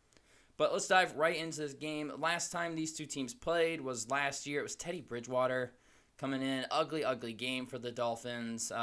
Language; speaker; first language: English; native; English